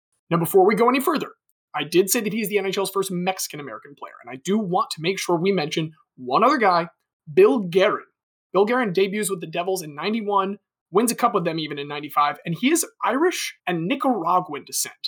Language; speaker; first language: English; native; English